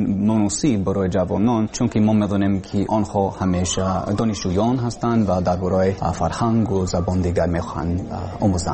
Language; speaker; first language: Persian; non-native, learner; English